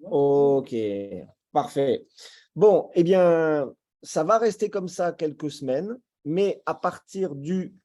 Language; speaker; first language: French; native; French